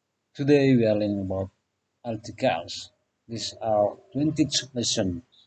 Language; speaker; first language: English; non-native, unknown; Indonesian